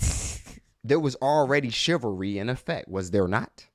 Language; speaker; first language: English; native; English